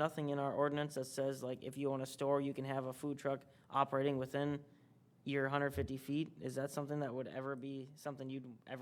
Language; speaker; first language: English; native; English